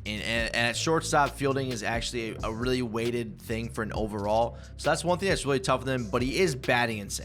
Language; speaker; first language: English; native; English